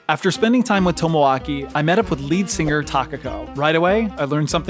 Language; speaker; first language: English; native; English